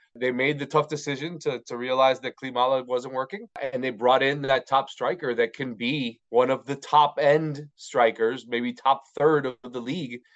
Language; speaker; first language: English; native; English